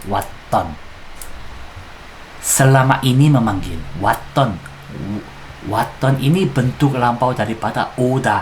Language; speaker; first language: Indonesian; non-native, fluent; Korean